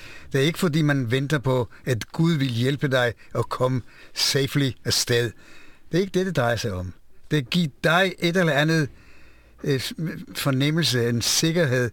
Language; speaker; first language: Danish; non-native, fluent; Hebrew